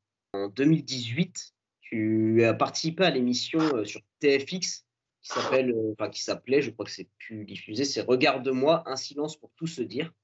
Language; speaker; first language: French; native; French